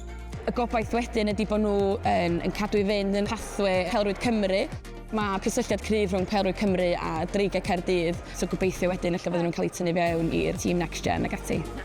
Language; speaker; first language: Welsh; native; Welsh